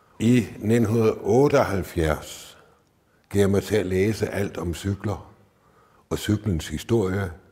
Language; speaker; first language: Danish; native; Danish